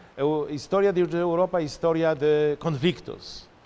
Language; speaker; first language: Portuguese; non-native, fluent; Polish